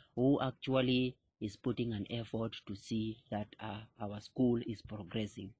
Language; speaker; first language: English; non-native, local second language; Kikuyu